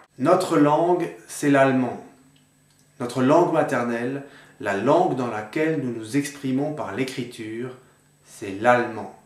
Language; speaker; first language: French; native; French